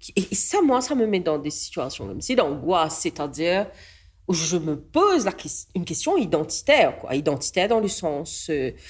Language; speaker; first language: French; non-native, local second language; Morisyen